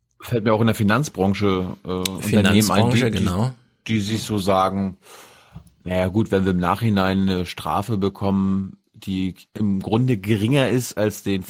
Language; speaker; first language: German; native; German